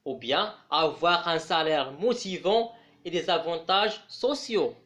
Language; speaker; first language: French; non-native, local second language; Arabic